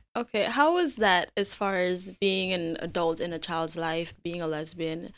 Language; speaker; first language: English; native; English